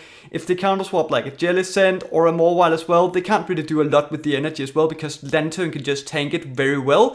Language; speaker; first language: English; native; English